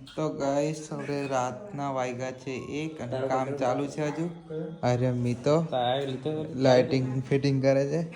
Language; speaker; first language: Gujarati; non-native, local second language; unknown